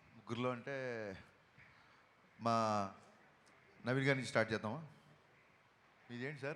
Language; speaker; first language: Telugu; native; Telugu